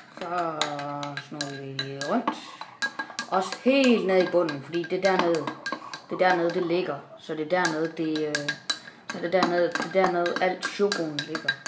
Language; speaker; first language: Danish; native; Danish